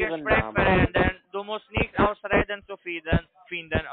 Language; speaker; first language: German; non-native, learner; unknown